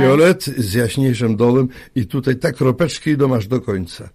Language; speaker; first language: Polish; native; Polish